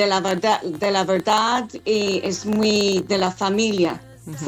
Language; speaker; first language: Spanish; non-native, fluent; English